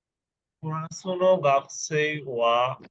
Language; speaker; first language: Japanese; non-native, fluent; Bangla